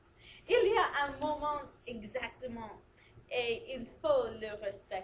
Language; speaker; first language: French; non-native, learner; English